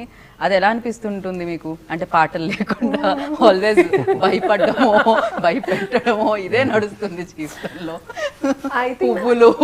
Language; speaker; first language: Telugu; native; Telugu